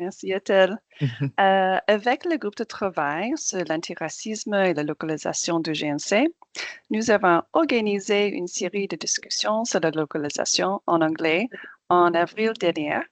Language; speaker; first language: French; non-native, fluent; English